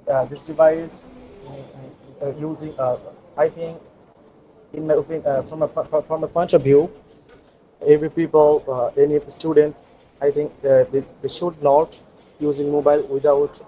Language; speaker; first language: English; non-native, learner; Bangla